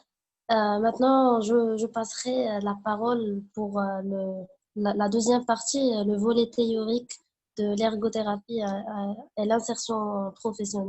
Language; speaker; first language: French; non-native, local second language; Arabic